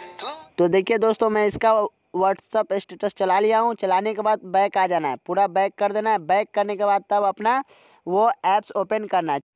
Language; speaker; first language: Hindi; native; Hindi